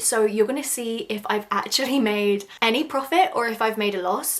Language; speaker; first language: English; native; English